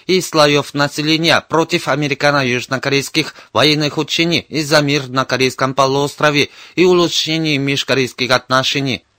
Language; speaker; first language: Russian; non-native, fluent; Korean